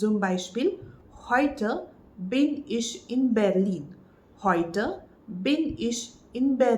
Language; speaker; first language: German; non-native, learner; Marathi